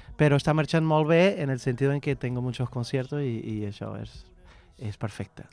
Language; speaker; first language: Catalan; non-native, fluent; Portuguese